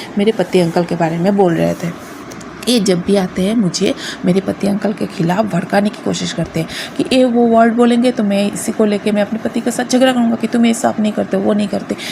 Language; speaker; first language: Hindi; non-native, local second language; Bangla